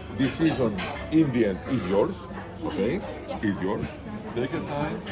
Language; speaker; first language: English; non-native, fluent; Greek